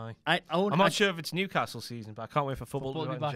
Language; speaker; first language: English; native; English